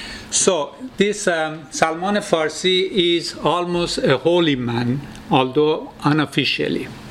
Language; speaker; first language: English; non-native, fluent; Persian